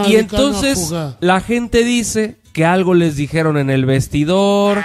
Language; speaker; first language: Spanish; native; Spanish